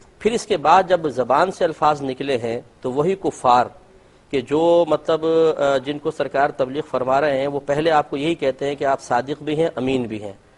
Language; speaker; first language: Urdu; native; Urdu